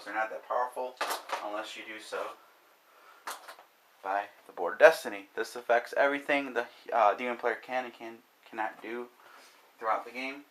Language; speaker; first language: English; native; English